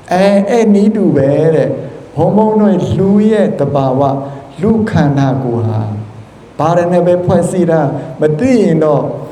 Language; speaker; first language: Burmese; non-native, local second language; Shan